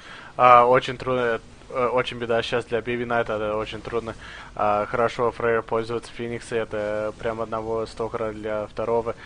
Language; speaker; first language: Russian; early bilingual, heritage; Russian